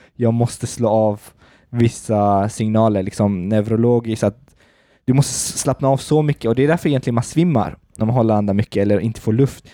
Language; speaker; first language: Swedish; early bilingual, other home language; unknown